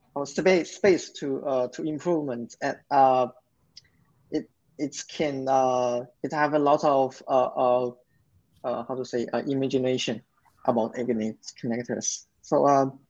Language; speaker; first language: English; non-native, learner; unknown